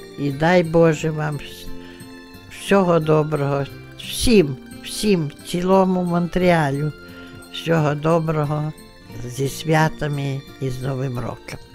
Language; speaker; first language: Ukrainian; native; Ukrainian